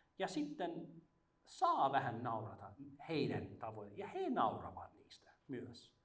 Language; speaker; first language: Finnish; non-native, fluent; English